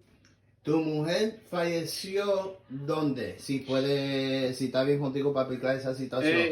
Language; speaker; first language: Spanish; early bilingual, heritage; English